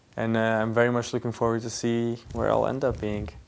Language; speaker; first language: English; early bilingual, other home language; Yiddish